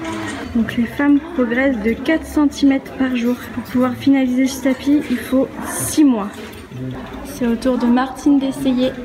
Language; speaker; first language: French; native; French